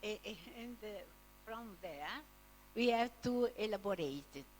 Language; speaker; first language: English; non-native, learner; Italian